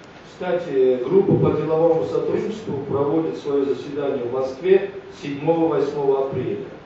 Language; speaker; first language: Russian; native; Russian